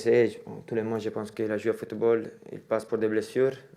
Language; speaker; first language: French; non-native, fluent; Italian